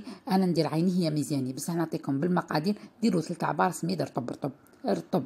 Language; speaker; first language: Arabic; native; Arabic